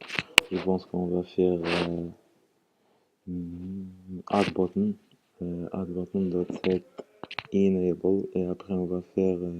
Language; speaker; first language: French; non-native, local second language; Arabic